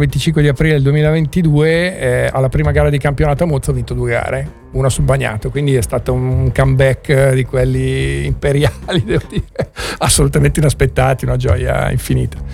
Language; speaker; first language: Italian; native; Italian